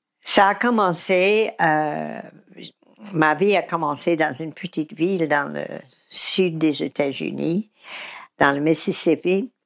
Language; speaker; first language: French; non-native, fluent; English